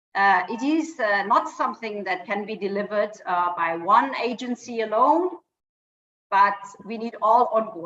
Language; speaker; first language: English; non-native, fluent; German